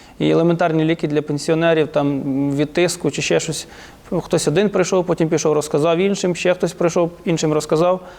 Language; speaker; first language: Ukrainian; native; Ukrainian